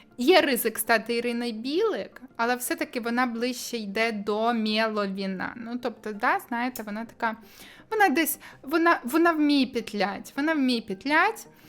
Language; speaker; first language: Ukrainian; native; Ukrainian